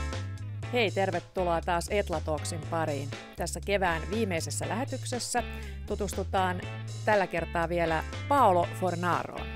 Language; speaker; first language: Finnish; native; Finnish